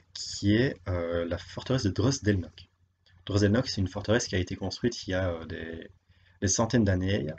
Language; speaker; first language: French; native; French